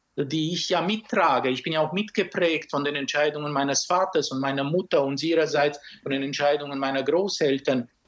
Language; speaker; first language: German; early bilingual, other home language; Romanian